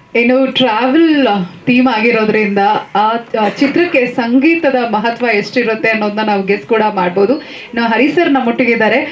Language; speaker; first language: Kannada; native; Kannada